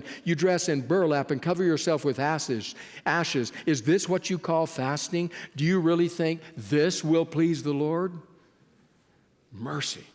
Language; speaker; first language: English; native; English